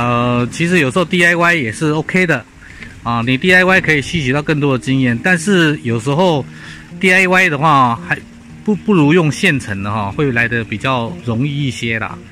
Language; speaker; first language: Chinese; native; Chinese